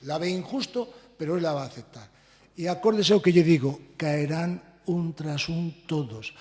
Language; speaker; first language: Spanish; native; Spanish